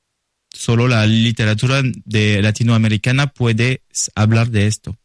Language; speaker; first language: Spanish; non-native, learner; French